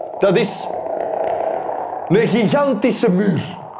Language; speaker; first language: Dutch; native; Dutch